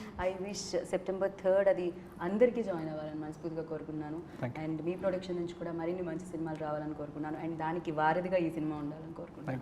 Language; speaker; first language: Telugu; native; Telugu